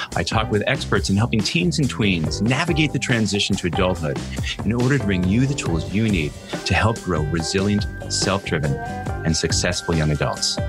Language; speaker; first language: English; native; English